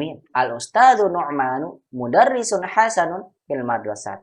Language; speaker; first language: Arabic; non-native, fluent; Indonesian